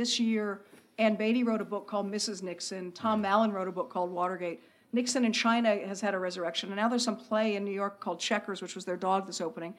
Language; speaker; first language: English; native; English